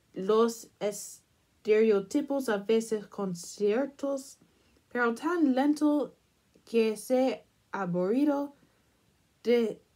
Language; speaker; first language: Spanish; non-native, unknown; English